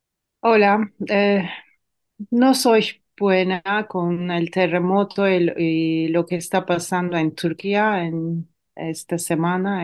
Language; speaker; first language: Spanish; non-native, fluent; Turkish